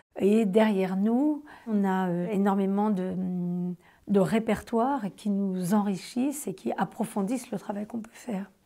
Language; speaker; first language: French; native; French